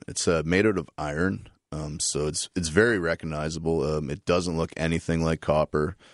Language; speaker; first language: English; native; English